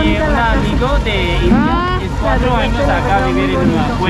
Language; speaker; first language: Spanish; non-native, learner; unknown